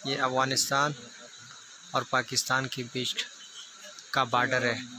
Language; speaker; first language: Hindi; non-native, local second language; Pashto